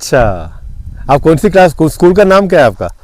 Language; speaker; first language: Hindi; non-native, local second language; Malayalam